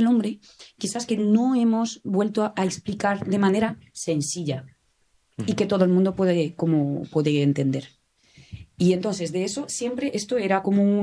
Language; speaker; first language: Spanish; non-native, fluent; French